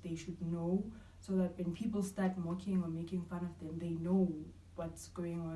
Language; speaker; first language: English; non-native, local second language; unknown